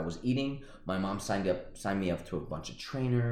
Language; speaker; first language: English; early bilingual, other home language; Spanish